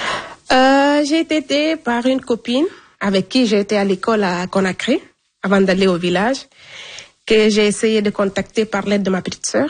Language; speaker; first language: French; non-native, local second language; Fula